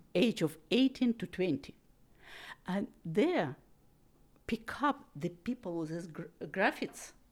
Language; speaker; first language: English; non-native, learner; Russian